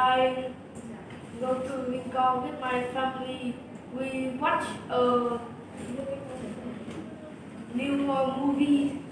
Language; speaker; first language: English; non-native, learner; Vietnamese